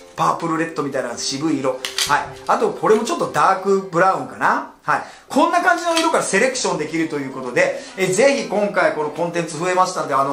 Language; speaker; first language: Japanese; native; Japanese